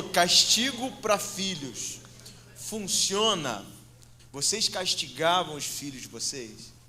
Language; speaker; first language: Portuguese; native; Portuguese